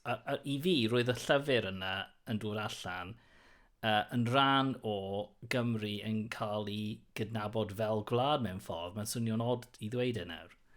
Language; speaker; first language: Welsh; non-native, local second language; English